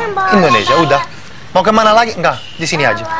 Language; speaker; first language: Indonesian; non-native, fluent; Italian